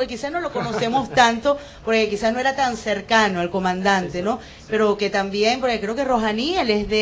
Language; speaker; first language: Spanish; native; Spanish